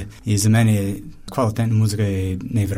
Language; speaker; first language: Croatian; non-native, fluent; English